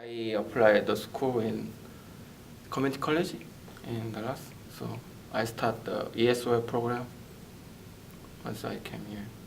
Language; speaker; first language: English; non-native, learner; Korean